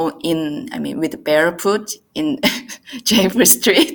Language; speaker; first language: English; non-native, learner; Korean